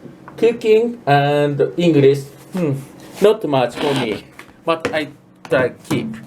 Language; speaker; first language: English; non-native, learner; Japanese